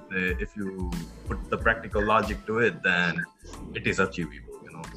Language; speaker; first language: English; non-native, local second language; Gujarati